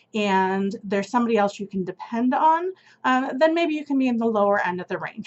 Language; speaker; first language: English; native; English